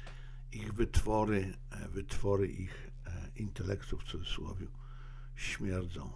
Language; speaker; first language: Polish; native; Polish